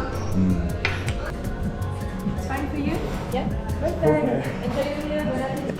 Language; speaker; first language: English; non-native, learner; Korean